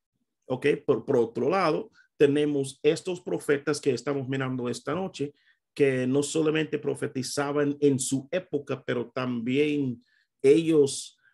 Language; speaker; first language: Spanish; non-native, fluent; English